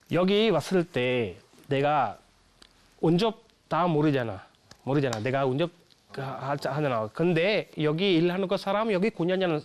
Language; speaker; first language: Korean; non-native, learner; Sinhala